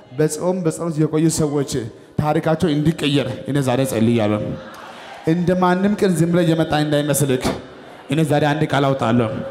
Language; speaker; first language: Amharic; non-native, local second language; Wolaytta